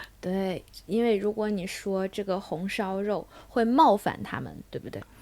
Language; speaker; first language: Chinese; native; Chinese